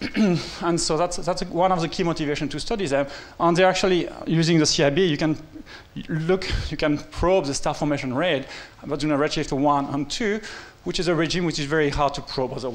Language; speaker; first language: English; non-native, fluent; French